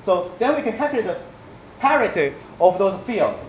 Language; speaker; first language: English; non-native, fluent; Chinese